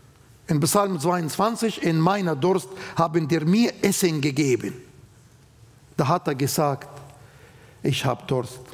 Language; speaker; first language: German; non-native, fluent; Arabic